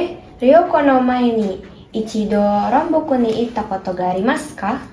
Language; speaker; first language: Japanese; non-native, learner; Indonesian